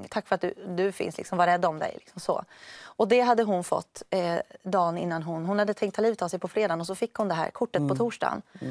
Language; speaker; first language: Swedish; native; Swedish